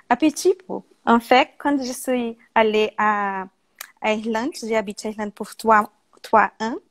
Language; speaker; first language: French; non-native, learner; Portuguese